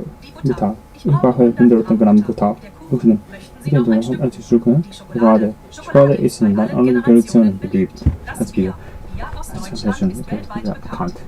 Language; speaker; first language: German; non-native, learner; Japanese